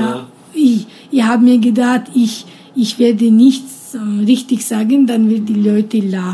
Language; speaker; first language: German; non-native, learner; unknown